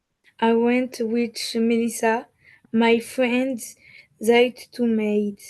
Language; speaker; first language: English; non-native, learner; French